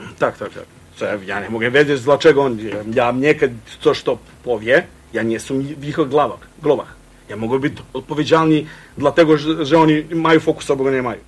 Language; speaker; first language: Polish; non-native, fluent; Croatian